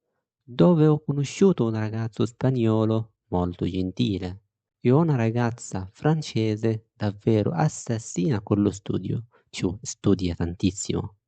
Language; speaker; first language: Italian; non-native, fluent; Arabic